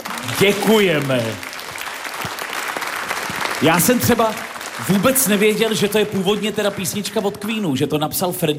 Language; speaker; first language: Czech; native; Czech